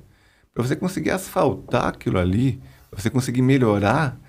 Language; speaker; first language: Portuguese; native; Portuguese